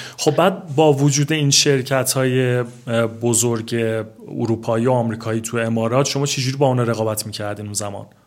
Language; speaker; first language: Persian; native; Persian